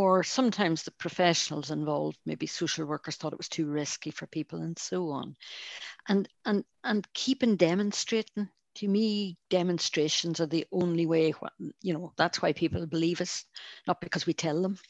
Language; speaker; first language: English; native; English